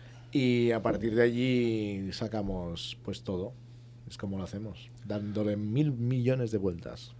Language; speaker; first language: Spanish; native; Spanish